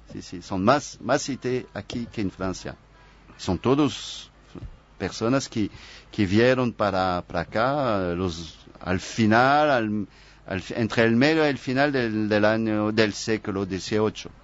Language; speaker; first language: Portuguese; non-native, fluent; French